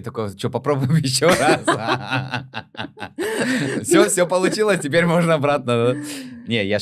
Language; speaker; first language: Russian; native; Russian